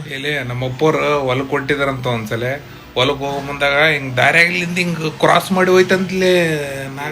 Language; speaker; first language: Kannada; native; Kannada